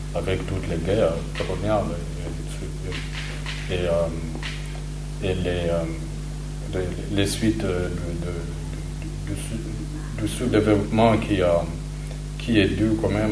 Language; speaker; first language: French; non-native, local second language; Kinyarwanda